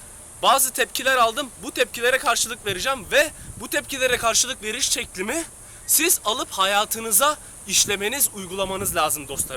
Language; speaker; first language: Turkish; native; Turkish